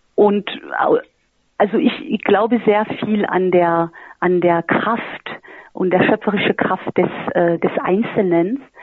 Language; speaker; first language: German; non-native, fluent; French